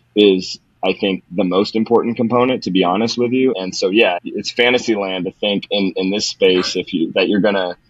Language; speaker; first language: English; native; English